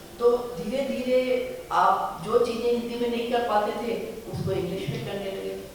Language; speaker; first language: Hindi; native; Hindi